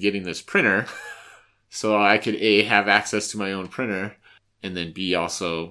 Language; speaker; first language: English; native; English